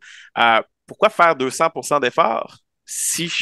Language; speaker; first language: French; native; French